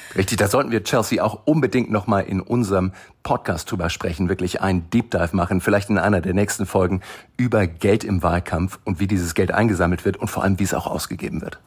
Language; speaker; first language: German; native; German